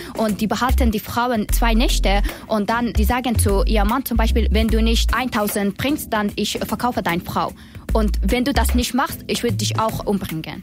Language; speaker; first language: German; non-native, learner; Persian